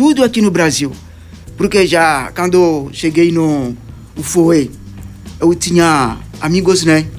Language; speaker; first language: Portuguese; non-native, learner; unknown